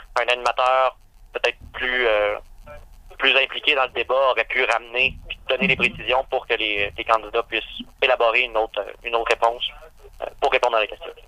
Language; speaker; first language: French; native; French